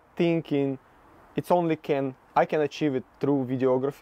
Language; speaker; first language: English; non-native, fluent; Russian